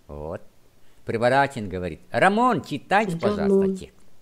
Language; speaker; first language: Russian; non-native, fluent; Vietnamese